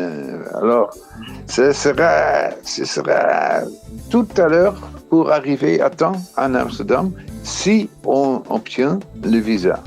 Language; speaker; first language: French; non-native, fluent; Dutch